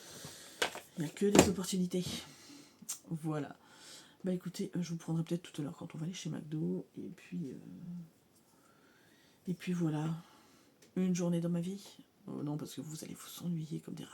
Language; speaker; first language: French; native; French